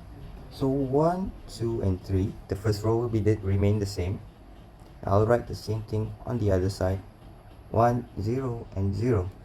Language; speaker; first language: English; non-native, local second language; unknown